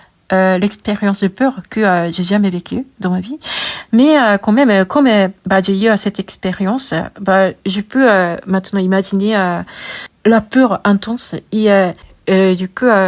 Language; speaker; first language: French; non-native, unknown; Japanese